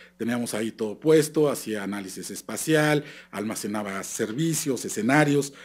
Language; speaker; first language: Spanish; native; Spanish